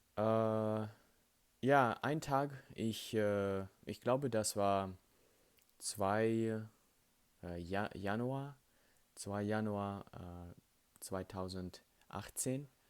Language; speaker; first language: German; non-native, learner; Russian